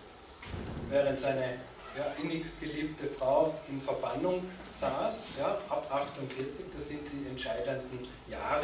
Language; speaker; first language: German; native; German